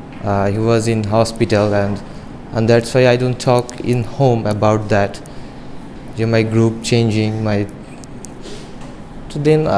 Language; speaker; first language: English; non-native, learner; Bangla